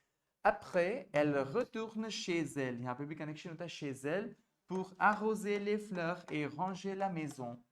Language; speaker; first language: French; non-native, fluent; Hindi